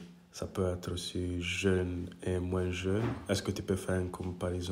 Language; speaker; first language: French; non-native, learner; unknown